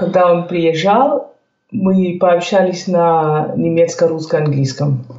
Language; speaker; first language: Russian; non-native, fluent; German